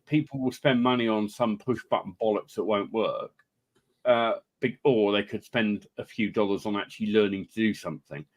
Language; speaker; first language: English; native; English